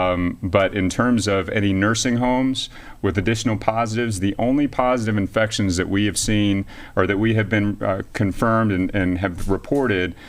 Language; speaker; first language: English; native; English